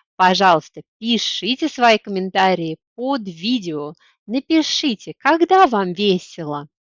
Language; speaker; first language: Russian; native; Russian